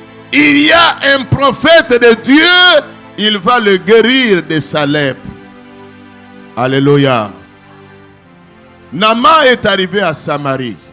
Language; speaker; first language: French; non-native, local second language; Lingala